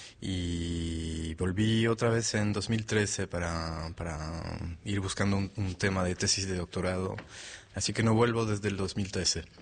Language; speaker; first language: Spanish; non-native, fluent; French